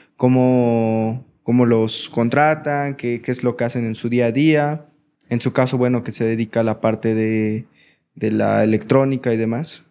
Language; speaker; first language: Spanish; native; Spanish